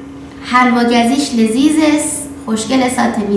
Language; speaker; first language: Persian; native; Persian